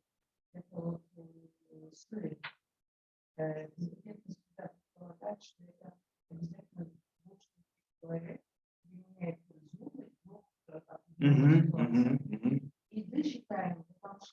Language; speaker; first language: Russian; non-native, local second language; Kyrgyz